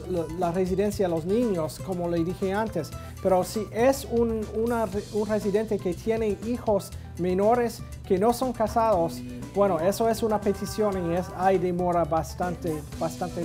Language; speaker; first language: Spanish; non-native, fluent; English